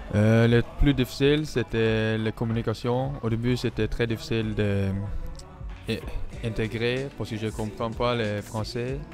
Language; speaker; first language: French; non-native, learner; Norwegian